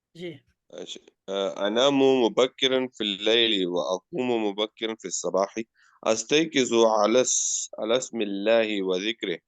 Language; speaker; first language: Arabic; non-native, learner; Urdu